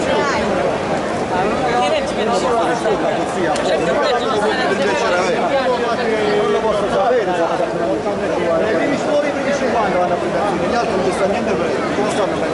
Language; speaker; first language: Italian; native; Italian